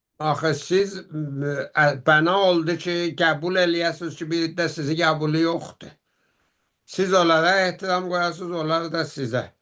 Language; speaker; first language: Azerbaijani; native; Azerbaijani